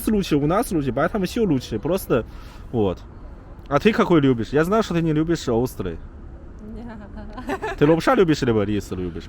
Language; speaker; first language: Russian; non-native, learner; Chinese